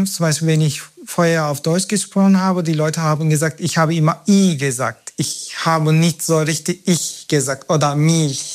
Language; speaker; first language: German; non-native, fluent; Turkish